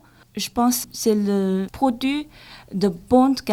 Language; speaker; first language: French; non-native, learner; Chinese